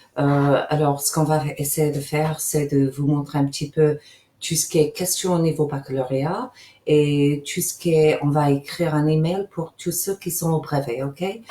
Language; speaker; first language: French; non-native, fluent; English